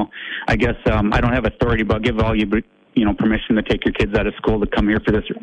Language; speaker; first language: English; native; English